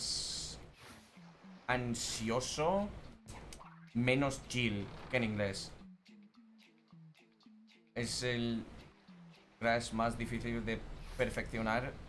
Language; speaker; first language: Spanish; non-native, fluent; English